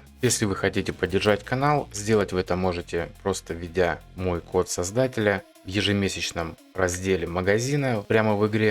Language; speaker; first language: Russian; native; Russian